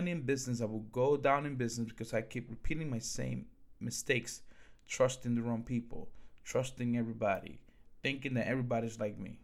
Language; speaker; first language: English; early bilingual, other home language; Spanish